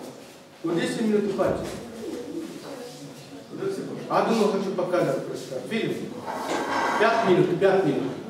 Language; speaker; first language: Russian; non-native, learner; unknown